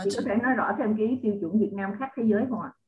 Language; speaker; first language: Vietnamese; native; Vietnamese